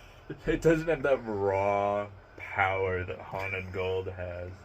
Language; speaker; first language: English; native; English